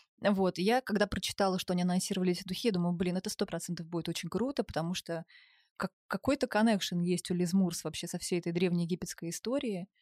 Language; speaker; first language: Russian; native; Russian